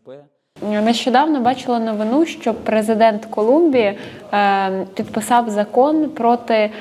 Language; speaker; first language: Ukrainian; native; Ukrainian